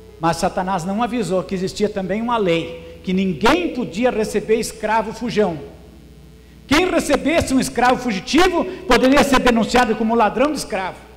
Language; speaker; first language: Portuguese; native; Portuguese